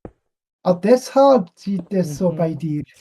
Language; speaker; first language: German; non-native, fluent; French